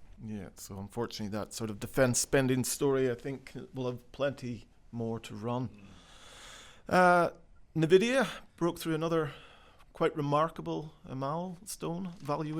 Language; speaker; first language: English; native; English